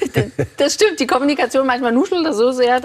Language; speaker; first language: German; native; German